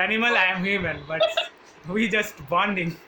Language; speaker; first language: English; non-native, learner; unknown